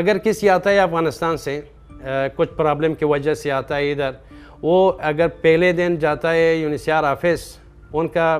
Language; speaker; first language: Hindi; non-native, fluent; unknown